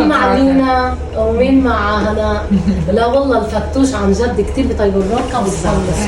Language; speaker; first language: Arabic; native; Arabic